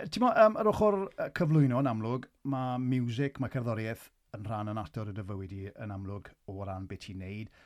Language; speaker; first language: Welsh; native; Welsh